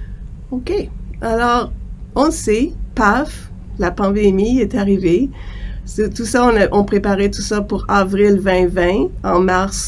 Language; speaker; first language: French; native; French